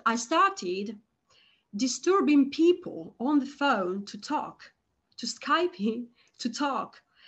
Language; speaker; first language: English; non-native, fluent; Italian